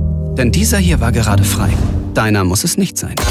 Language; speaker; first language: German; native; German